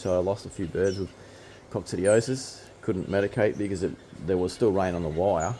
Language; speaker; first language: English; native; English